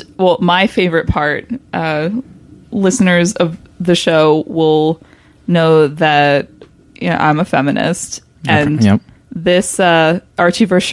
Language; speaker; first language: English; native; English